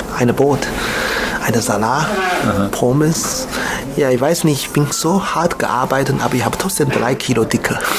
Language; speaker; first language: German; non-native, learner; Chinese